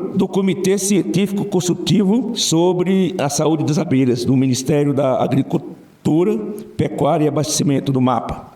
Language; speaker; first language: Portuguese; native; Portuguese